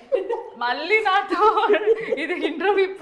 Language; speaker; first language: Telugu; non-native, learner; Malayalam